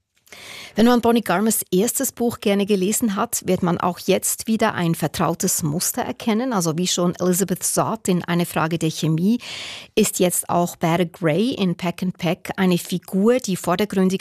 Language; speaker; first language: German; native; German